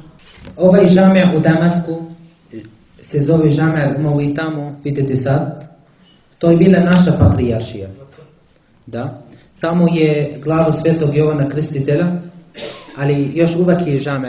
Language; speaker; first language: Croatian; non-native, learner; Arabic